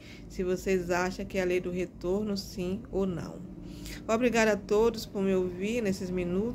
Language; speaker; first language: Portuguese; native; Portuguese